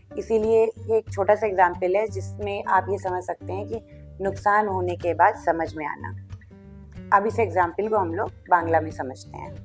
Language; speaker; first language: Hindi; non-native, local second language; Bangla